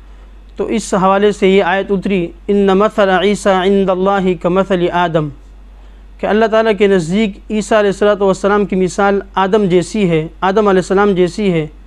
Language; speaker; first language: Urdu; native; Urdu